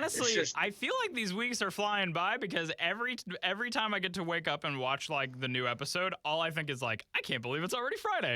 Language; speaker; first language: English; native; English